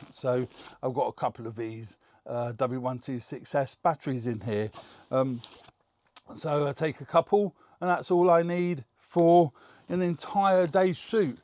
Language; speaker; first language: English; native; English